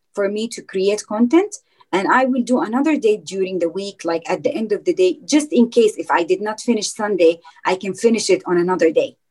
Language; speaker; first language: English; non-native, fluent; Arabic